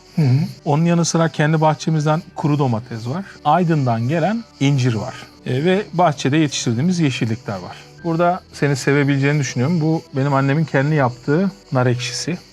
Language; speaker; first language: Turkish; native; Turkish